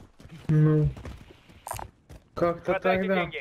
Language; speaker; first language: Russian; non-native, local second language; Latvian